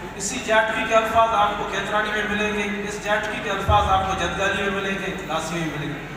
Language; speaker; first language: Urdu; non-native, local second language; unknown